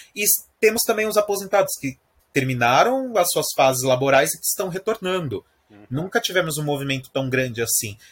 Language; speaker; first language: Portuguese; native; Portuguese